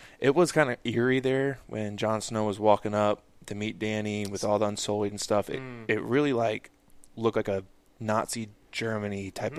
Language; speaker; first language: English; native; English